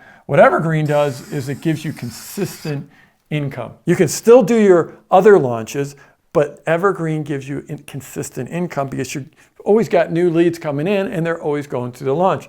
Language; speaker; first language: English; native; English